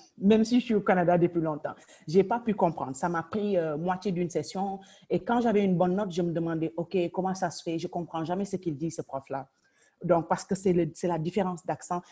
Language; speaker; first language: French; non-native, local second language; Wolof